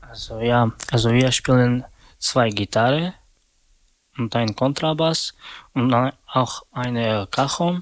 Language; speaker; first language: German; non-native, learner; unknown